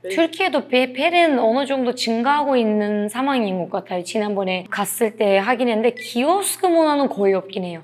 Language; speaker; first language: Korean; non-native, fluent; Turkish